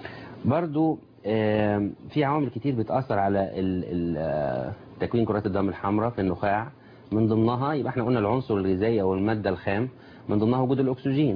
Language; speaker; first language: Arabic; native; Arabic